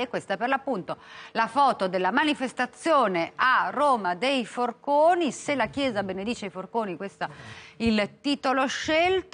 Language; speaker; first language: Italian; native; Italian